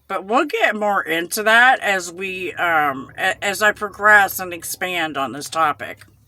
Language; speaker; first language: English; native; English